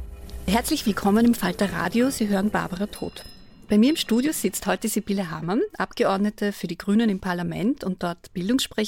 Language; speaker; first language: German; native; German